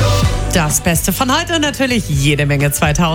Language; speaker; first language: German; native; German